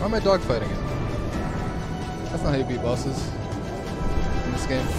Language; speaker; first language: English; native; English